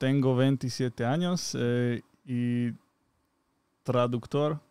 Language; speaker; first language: Spanish; non-native, learner; Slovak